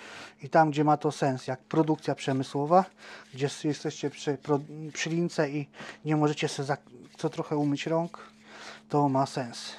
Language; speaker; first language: Polish; native; Polish